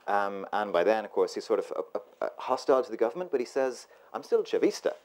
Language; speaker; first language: English; native; English